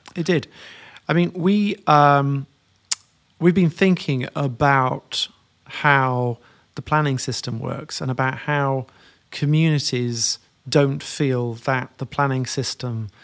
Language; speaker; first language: English; native; English